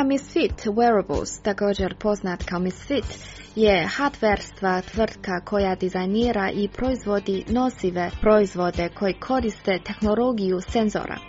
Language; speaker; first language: Croatian; non-native, fluent; Chinese